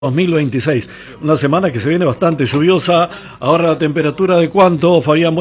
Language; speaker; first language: Spanish; native; Spanish